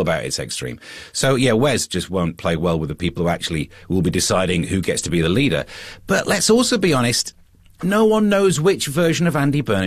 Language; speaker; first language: English; native; English